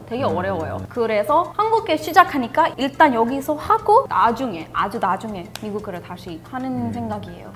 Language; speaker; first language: Korean; non-native, learner; English